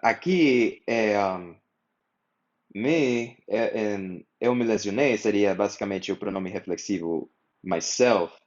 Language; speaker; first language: Portuguese; non-native, fluent; English